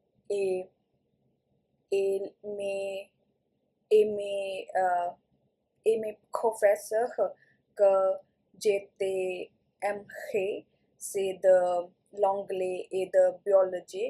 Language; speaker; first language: French; non-native, learner; Punjabi